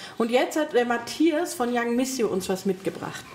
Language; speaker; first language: German; native; German